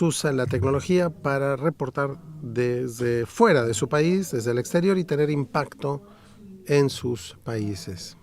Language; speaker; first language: Spanish; native; Spanish